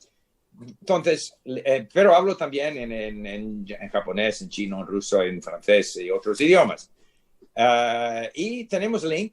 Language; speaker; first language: Spanish; non-native, fluent; English